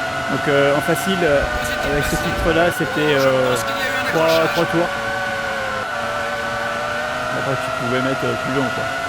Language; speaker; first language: French; native; French